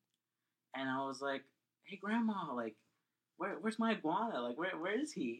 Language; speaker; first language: English; early bilingual, other home language; Spanish